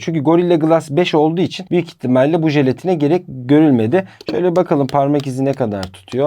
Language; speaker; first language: Turkish; native; Turkish